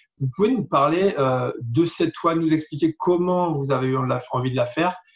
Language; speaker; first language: French; native; French